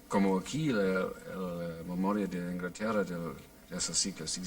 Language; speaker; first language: Spanish; non-native, fluent; English